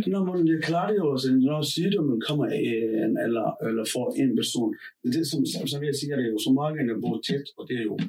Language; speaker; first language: Danish; non-native, fluent; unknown